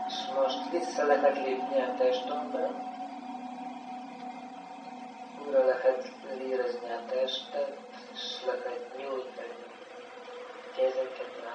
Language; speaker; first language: Hungarian; non-native, learner; Russian